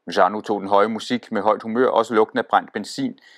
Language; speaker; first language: Danish; native; Danish